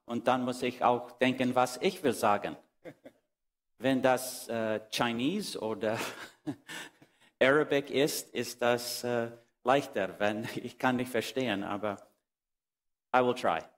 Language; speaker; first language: German; non-native, learner; English